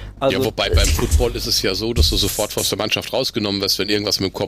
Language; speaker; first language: German; native; German